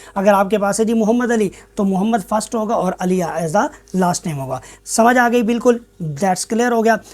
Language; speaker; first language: Urdu; non-native, local second language; Punjabi